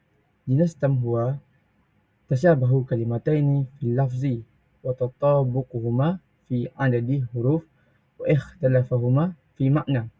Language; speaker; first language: Arabic; non-native, local second language; Malay